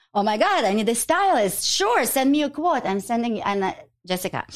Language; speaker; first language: English; non-native, fluent; Ukrainian